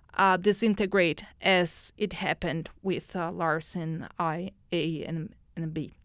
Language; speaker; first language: English; non-native, fluent; Portuguese